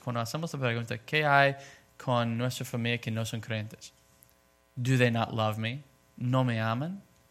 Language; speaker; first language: Spanish; non-native, fluent; English